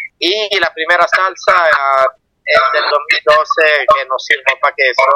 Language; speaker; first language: Spanish; non-native, fluent; Italian